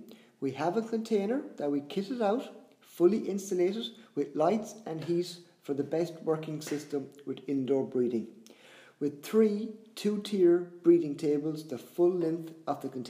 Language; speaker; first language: English; native; English